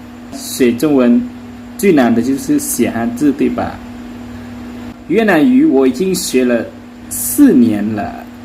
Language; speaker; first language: Chinese; non-native, learner; Lao